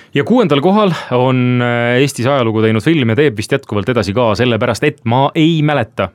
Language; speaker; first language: Estonian; native; Estonian